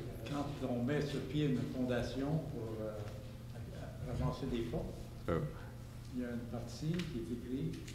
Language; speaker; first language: French; native; French